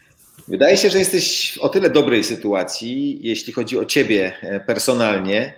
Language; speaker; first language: Polish; native; Polish